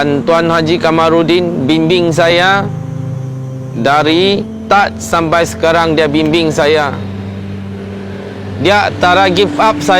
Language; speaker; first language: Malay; non-native, local second language; Chinese